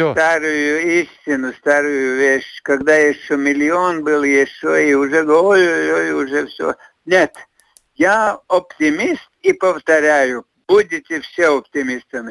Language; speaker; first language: Russian; non-native, fluent; Latvian